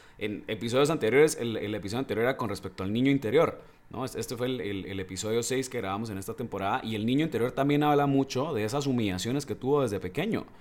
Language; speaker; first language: Spanish; native; Spanish